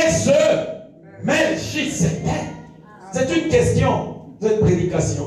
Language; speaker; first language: French; non-native, local second language; Lingala